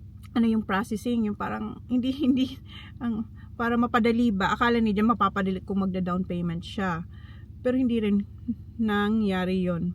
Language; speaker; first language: Filipino; native; Filipino